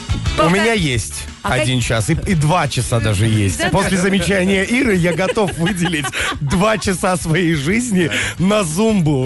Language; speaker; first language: Russian; native; Russian